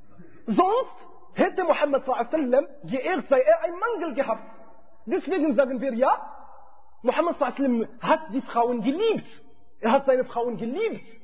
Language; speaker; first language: German; non-native, fluent; Arabic